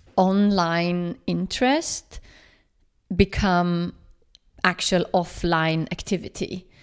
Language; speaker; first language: English; non-native, fluent; Swedish